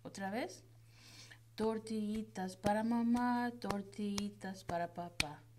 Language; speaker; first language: Spanish; early bilingual, heritage; Spanish